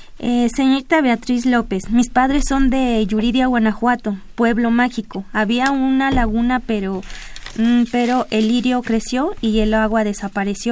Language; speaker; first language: Spanish; native; Spanish